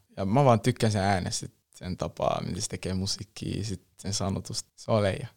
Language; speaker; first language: Finnish; early bilingual, other home language; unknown